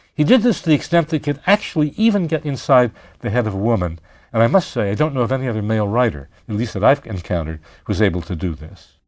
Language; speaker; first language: English; native; English